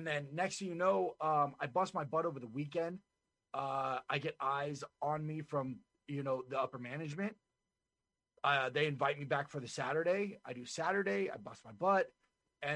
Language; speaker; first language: English; native; English